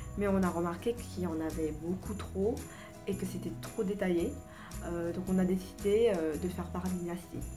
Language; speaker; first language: French; non-native, fluent; Vietnamese